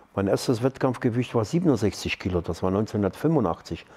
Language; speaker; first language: German; non-native, fluent; Polish